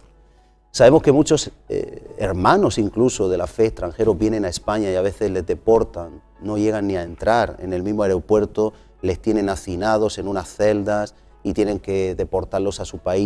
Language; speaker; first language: Spanish; native; Spanish